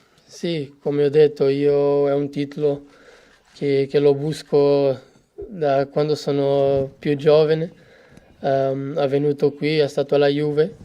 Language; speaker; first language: Italian; non-native, fluent; Portuguese